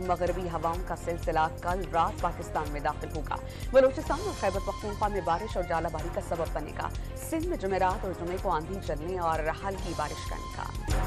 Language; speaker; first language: Urdu; native; Urdu